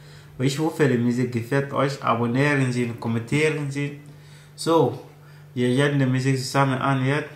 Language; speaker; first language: German; non-native, learner; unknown